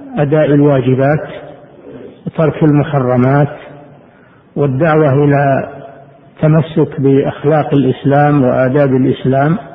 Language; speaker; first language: Arabic; native; Arabic